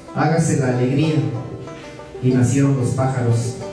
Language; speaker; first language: Spanish; native; Spanish